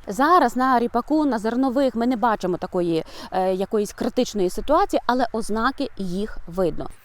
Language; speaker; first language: Ukrainian; native; Ukrainian